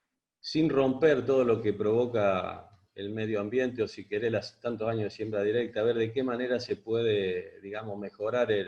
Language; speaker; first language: Spanish; native; Spanish